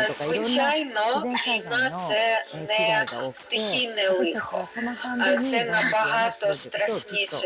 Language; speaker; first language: Ukrainian; non-native, fluent; Japanese